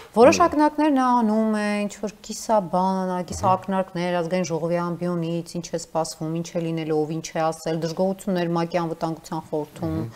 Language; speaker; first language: Armenian; native; Armenian